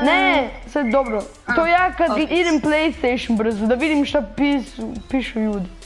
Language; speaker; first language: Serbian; early bilingual, heritage; Serbian